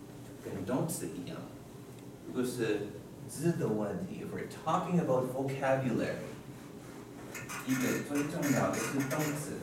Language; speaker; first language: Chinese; non-native, learner; English